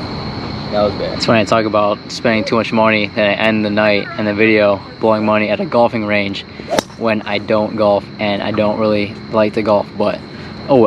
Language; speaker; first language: English; native; English